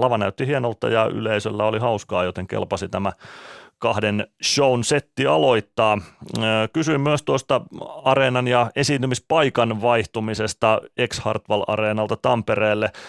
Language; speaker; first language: Finnish; native; Finnish